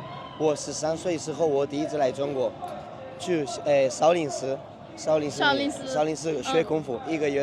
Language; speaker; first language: Chinese; non-native, learner; Spanish